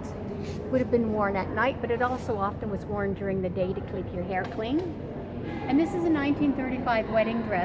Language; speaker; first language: English; native; English